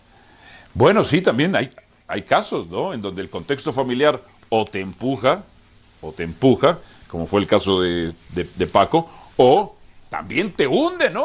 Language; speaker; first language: Spanish; native; Spanish